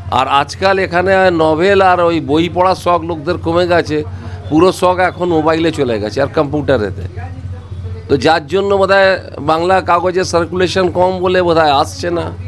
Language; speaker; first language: Bangla; non-native, local second language; Hindi